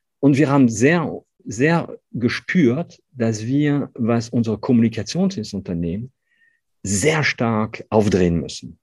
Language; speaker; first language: German; non-native, fluent; French